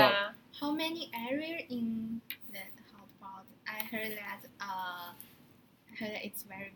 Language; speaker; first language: English; non-native, learner; Chinese